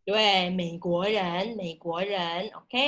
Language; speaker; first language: Chinese; non-native, fluent; Indonesian